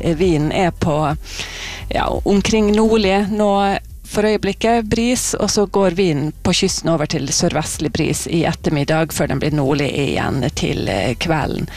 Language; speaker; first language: Norwegian; native; Norwegian